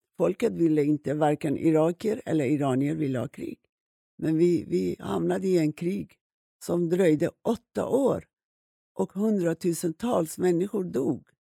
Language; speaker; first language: Swedish; non-native, fluent; Persian